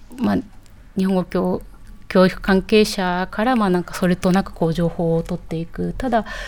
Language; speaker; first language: Japanese; native; Japanese